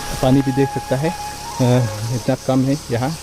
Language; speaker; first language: Hindi; non-native, local second language; Karbi